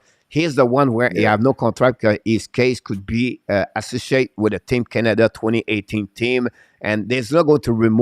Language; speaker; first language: English; non-native, local second language; French